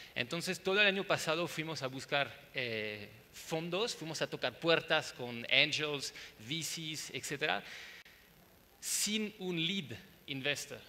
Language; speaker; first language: Spanish; non-native, fluent; French